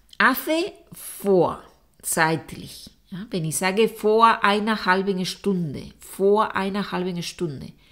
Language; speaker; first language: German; non-native, fluent; Spanish